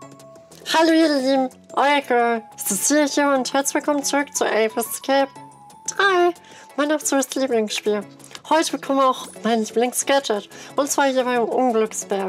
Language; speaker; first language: German; native; German